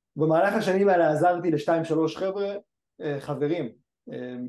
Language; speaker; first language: Hebrew; early bilingual, other home language; English